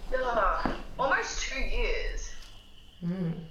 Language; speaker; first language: English; native; English